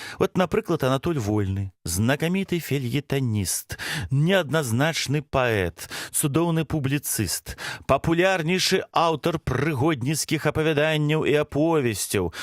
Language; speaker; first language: Belarusian; non-native, local second language; Russian